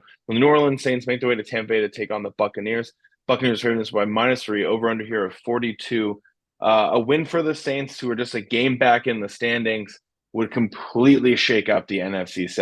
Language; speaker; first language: English; native; English